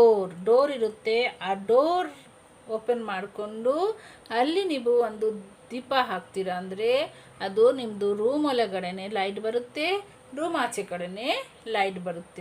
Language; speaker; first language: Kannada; non-native, local second language; Hindi